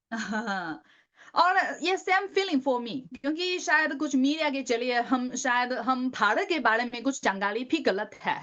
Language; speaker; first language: Hindi; non-native, learner; Chinese